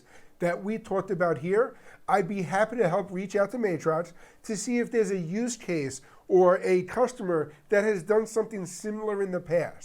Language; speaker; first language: English; native; English